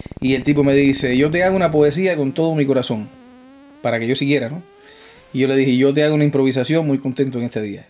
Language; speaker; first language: Spanish; native; Spanish